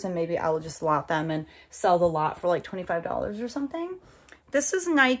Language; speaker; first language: English; native; English